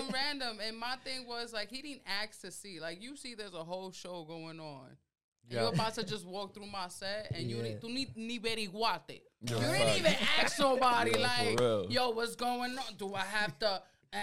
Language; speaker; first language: English; early bilingual, other home language; Spanish